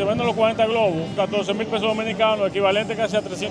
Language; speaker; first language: Spanish; native; Spanish